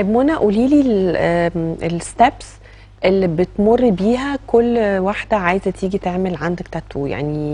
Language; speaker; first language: Arabic; native; Arabic